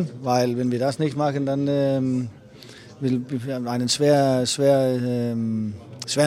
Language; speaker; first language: German; non-native, fluent; Danish